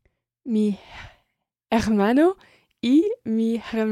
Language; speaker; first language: Spanish; non-native, learner; English